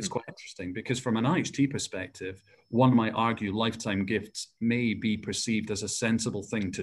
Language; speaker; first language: English; native; English